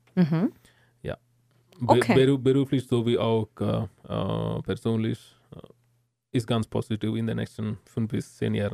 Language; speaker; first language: German; non-native, learner; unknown